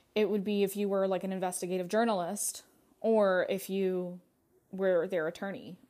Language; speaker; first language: English; early bilingual, other home language; Russian